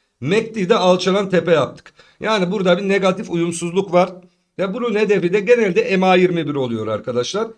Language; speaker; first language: Turkish; native; Turkish